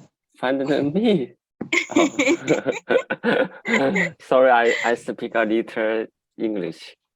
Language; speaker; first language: English; non-native, learner; Chinese